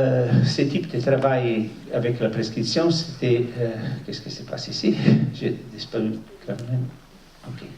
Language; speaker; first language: French; non-native, fluent; Italian